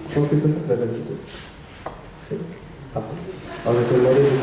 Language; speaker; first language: French; native; French